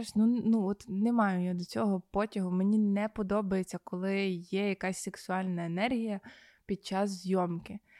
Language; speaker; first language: Ukrainian; native; Ukrainian